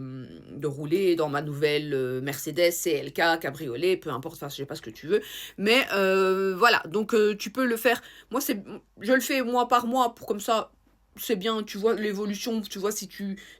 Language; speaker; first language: French; native; French